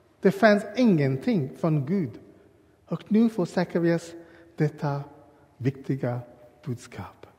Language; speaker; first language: Swedish; non-native, learner; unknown